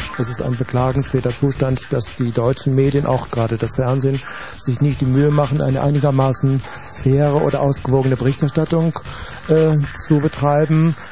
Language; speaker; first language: German; native; German